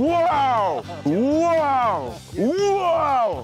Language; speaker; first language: Korean; non-native, fluent; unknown